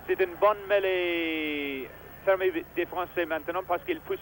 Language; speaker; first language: French; non-native, fluent; English